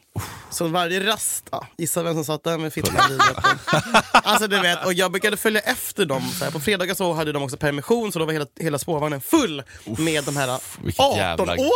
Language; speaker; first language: Swedish; native; Swedish